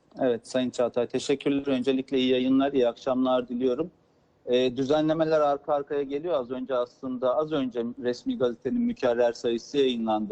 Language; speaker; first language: Turkish; native; Turkish